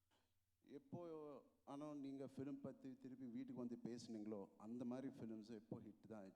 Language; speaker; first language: Tamil; non-native, local second language; Telugu